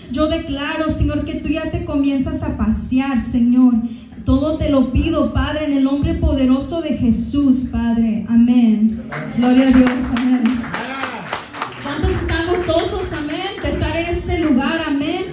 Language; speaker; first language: Spanish; early bilingual, heritage; Spanish